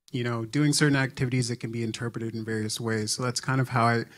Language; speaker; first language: English; native; English